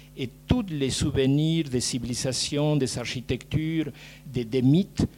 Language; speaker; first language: French; non-native, fluent; Spanish